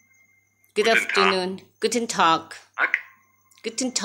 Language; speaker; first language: German; non-native, learner; Thai